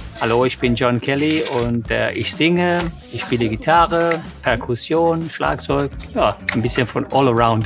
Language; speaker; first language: German; non-native, fluent; English